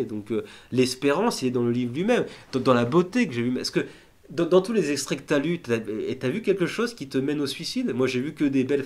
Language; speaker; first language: French; native; French